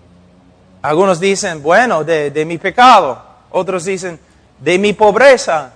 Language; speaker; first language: Spanish; non-native, fluent; English